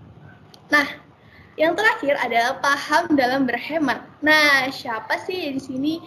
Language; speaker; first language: Indonesian; native; Indonesian